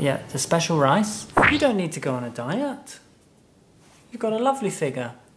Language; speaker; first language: English; native; English